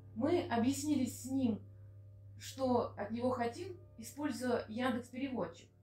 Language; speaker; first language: Russian; native; Russian